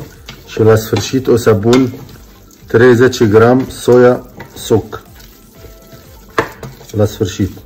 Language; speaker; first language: Romanian; non-native, learner; Arabic